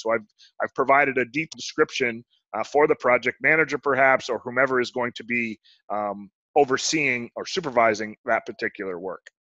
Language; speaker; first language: English; native; English